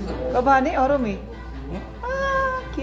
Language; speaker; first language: Korean; non-native, learner; Filipino